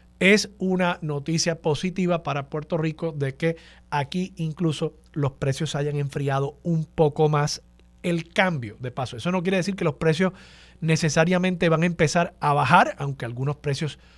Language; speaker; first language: Spanish; native; Spanish